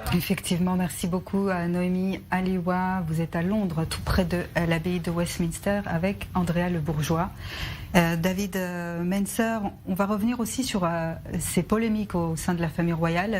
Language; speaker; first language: French; native; French